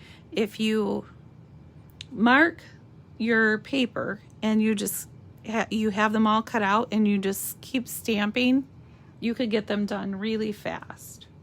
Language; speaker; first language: English; native; English